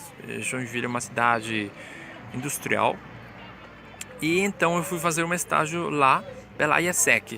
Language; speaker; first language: Portuguese; non-native, fluent; Spanish